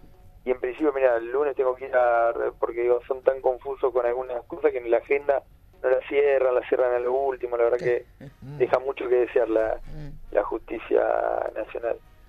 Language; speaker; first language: Spanish; native; Spanish